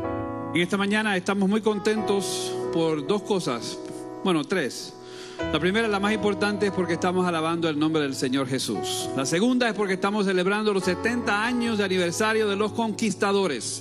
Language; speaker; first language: Spanish; native; Spanish